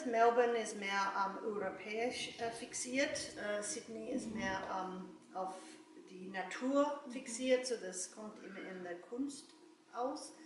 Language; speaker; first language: German; non-native, learner; English